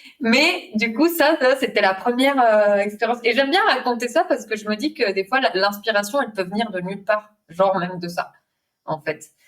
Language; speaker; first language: French; non-native, fluent; Spanish